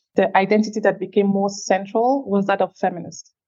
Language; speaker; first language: English; non-native, local second language; French